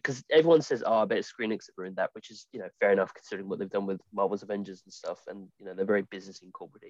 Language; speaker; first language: English; native; English